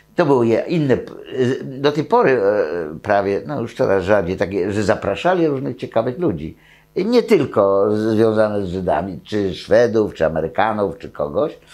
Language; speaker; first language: Polish; native; Polish